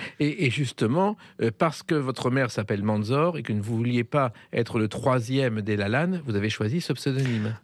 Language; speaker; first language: French; native; French